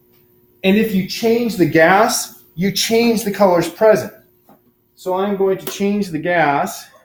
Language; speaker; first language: English; native; English